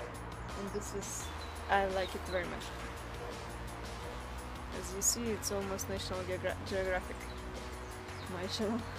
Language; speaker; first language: English; non-native, learner; Russian